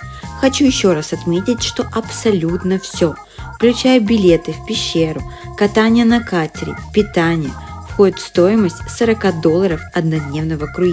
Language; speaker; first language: Russian; native; Russian